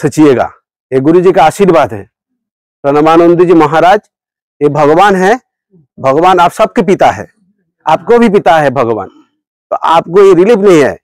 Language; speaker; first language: Hindi; non-native, local second language; Bangla